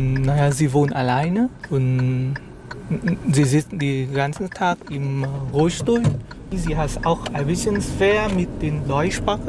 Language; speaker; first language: German; non-native, fluent; Vietnamese